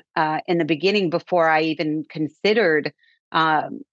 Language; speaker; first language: English; native; English